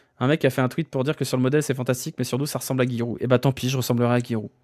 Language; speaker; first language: French; native; French